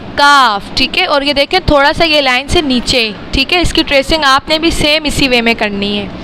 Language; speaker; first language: Urdu; native; Urdu